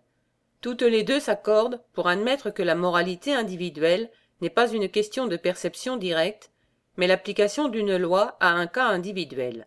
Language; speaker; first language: French; native; French